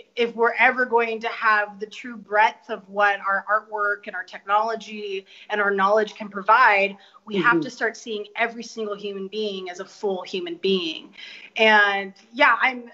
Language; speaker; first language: English; native; English